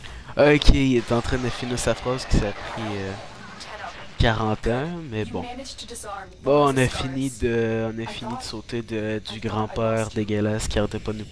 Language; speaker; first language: French; native; French